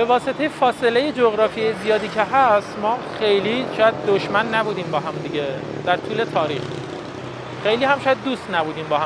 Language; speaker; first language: Persian; native; Persian